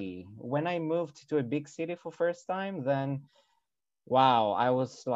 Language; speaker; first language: English; non-native, fluent; Greek